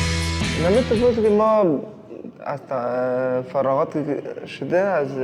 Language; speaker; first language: Persian; non-native, learner; Pashto